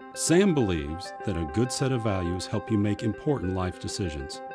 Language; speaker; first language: English; native; English